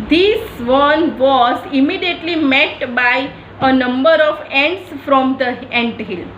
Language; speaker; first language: English; non-native, local second language; Gujarati